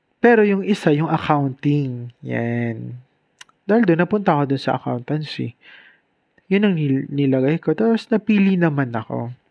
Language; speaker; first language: Filipino; non-native, local second language; Bikol